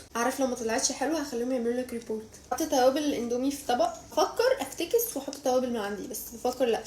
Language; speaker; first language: Arabic; native; Arabic